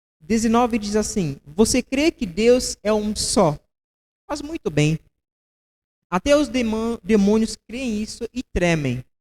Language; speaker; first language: Portuguese; non-native, fluent; Haitian Creole